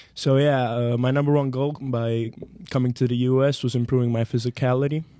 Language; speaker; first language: English; non-native, fluent; Serbian